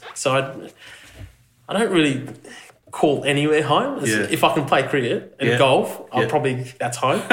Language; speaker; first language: English; native; English